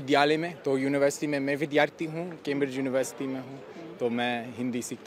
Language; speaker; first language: Hindi; non-native, learner; English